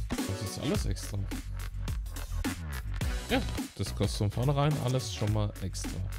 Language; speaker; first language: German; native; German